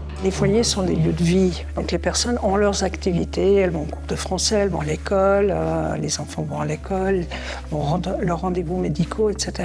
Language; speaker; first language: French; native; French